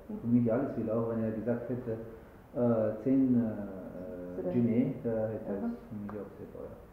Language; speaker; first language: German; non-native, learner; Arabic